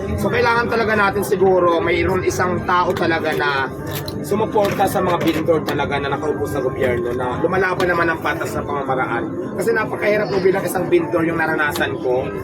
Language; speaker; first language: Filipino; non-native, local second language; Waray